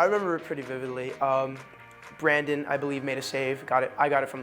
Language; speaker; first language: English; native; English